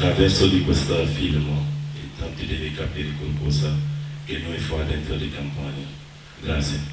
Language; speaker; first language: Italian; non-native, learner; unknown